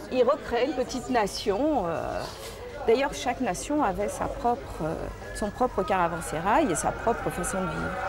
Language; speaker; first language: French; native; French